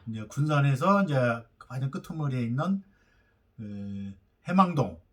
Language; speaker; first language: Korean; native; Korean